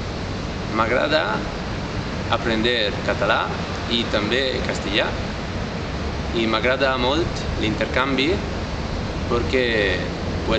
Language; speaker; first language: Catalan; non-native, learner; Italian